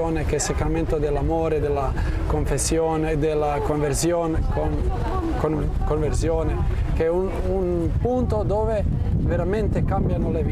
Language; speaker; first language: Italian; non-native, fluent; Croatian